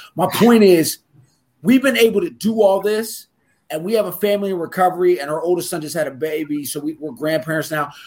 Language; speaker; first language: English; native; English